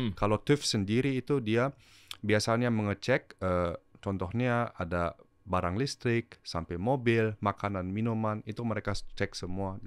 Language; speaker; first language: Indonesian; early bilingual, heritage; German